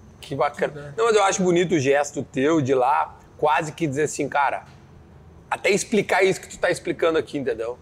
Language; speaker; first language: Portuguese; native; Portuguese